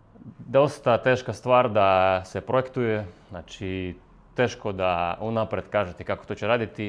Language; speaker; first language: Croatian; non-native, fluent; Russian